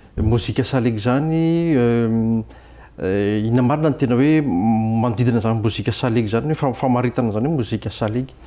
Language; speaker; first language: Malagasy; native; Malagasy